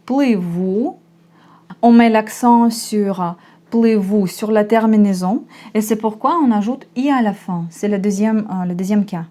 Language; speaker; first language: French; non-native, fluent; Russian